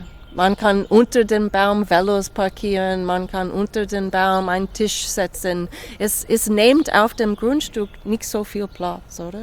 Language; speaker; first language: German; non-native, fluent; English